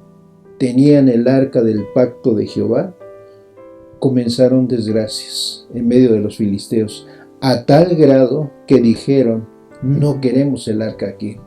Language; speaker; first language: Spanish; native; Spanish